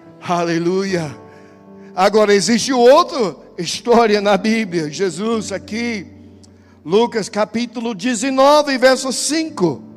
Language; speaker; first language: Portuguese; non-native, fluent; English